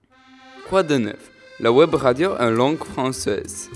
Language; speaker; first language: French; non-native, learner; Polish